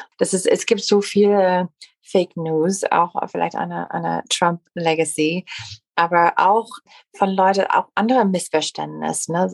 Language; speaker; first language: German; non-native, fluent; English